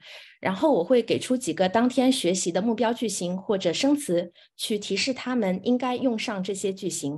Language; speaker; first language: Chinese; native; Chinese